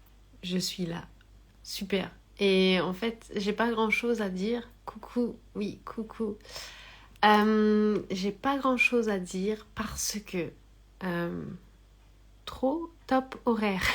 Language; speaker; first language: French; native; French